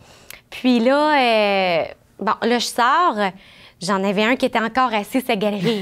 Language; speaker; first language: French; native; French